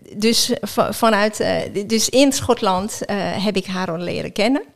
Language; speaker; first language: Dutch; non-native, fluent; French